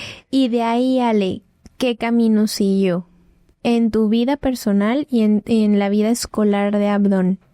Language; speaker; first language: Spanish; native; Spanish